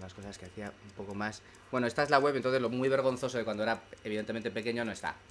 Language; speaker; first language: Spanish; native; Spanish